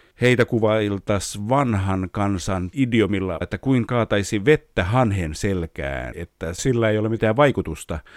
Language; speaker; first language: Finnish; native; Finnish